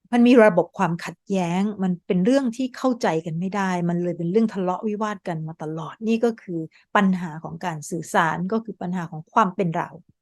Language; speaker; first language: Thai; native; Thai